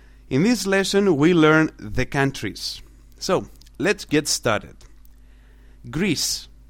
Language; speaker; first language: English; non-native, fluent; Greek